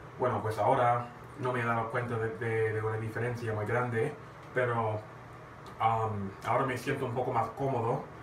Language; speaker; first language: Spanish; non-native, learner; English